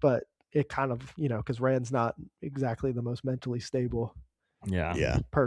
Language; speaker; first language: English; native; English